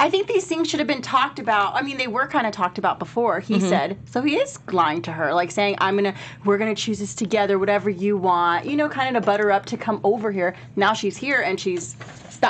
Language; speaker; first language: English; native; English